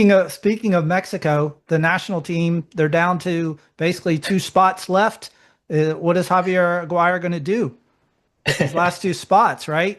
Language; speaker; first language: English; native; English